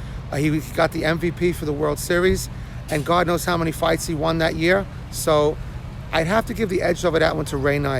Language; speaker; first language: English; native; English